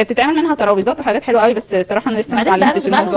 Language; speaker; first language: Arabic; native; Arabic